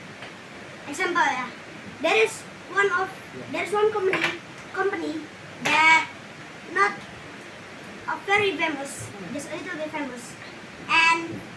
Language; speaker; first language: English; non-native, learner; Indonesian